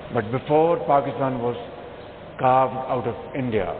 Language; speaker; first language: English; non-native, local second language; Urdu